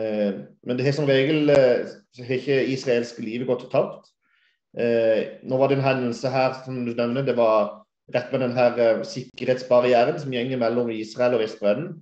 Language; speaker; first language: Norwegian; native; Norwegian